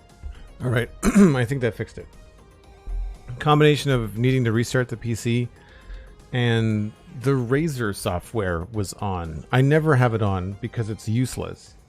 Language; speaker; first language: English; native; English